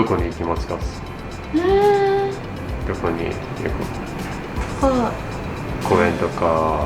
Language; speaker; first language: Japanese; non-native, learner; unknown